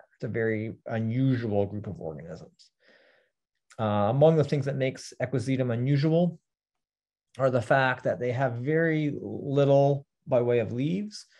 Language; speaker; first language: English; native; English